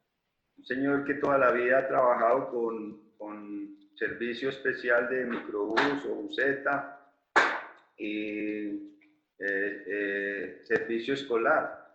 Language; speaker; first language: Spanish; native; Spanish